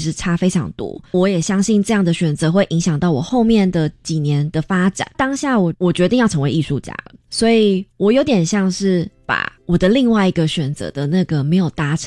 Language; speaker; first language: Chinese; native; Chinese